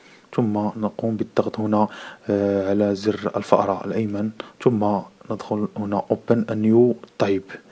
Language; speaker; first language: Arabic; native; Arabic